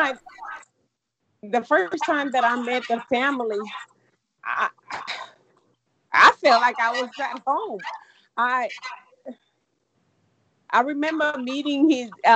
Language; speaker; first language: English; early bilingual, other home language; Spanish